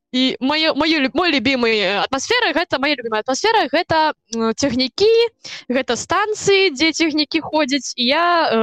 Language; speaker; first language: Belarusian; non-native, local second language; Russian